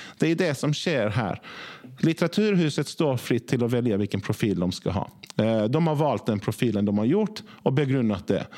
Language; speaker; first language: Norwegian; early bilingual, other home language; Swedish